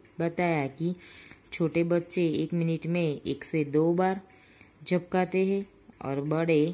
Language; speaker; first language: Hindi; non-native, local second language; Gujarati